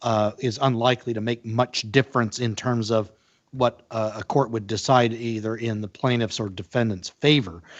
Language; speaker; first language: English; native; English